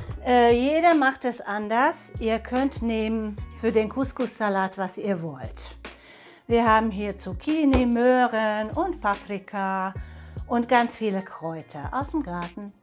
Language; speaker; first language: German; non-native, fluent; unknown